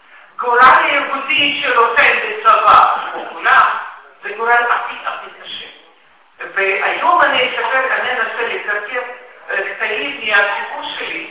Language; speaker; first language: Hebrew; non-native, fluent; Russian